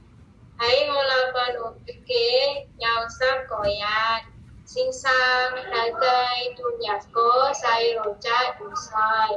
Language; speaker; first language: Cantonese; non-native, learner; Indonesian